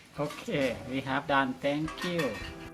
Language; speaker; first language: English; non-native, learner; Thai